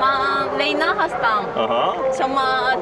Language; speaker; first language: Persian; non-native, learner; Japanese